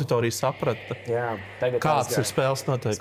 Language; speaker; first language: Latvian; native; Latvian